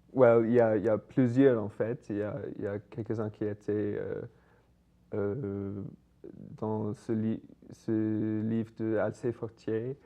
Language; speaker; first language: French; non-native, fluent; English